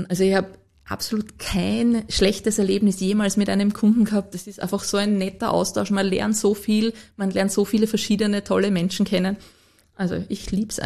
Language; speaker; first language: German; native; German